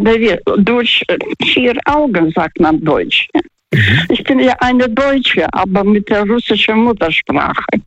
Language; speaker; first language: German; non-native, fluent; Russian